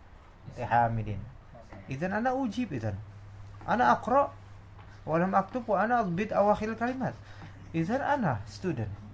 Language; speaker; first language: Arabic; non-native, fluent; Indonesian